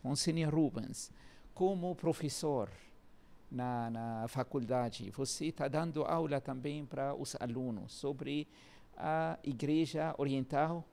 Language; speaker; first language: Portuguese; non-native, learner; Arabic